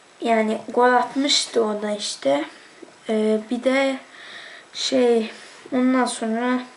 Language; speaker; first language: Turkish; early bilingual, heritage; Turkish